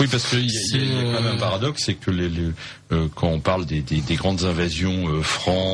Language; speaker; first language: French; native; French